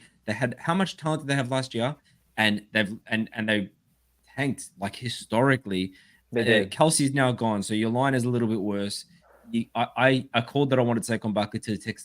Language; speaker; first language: English; native; English